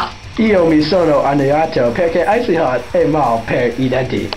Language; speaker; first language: Italian; non-native, learner; English